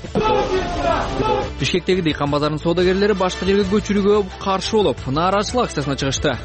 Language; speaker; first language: Kyrgyz; native; Kyrgyz